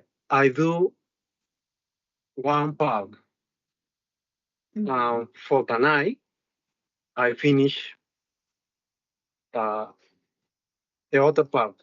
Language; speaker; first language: English; non-native, learner; Spanish